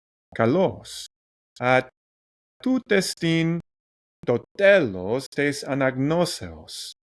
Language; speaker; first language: Greek; non-native, learner; English